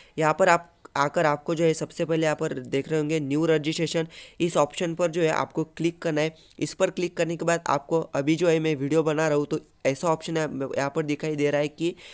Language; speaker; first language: Hindi; non-native, local second language; Marathi